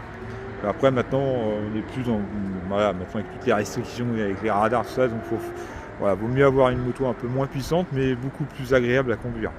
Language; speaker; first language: French; native; French